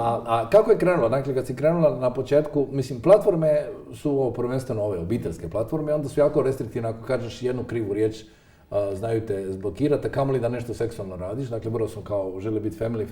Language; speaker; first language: Croatian; native; Croatian